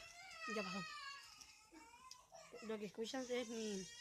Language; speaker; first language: Spanish; native; Spanish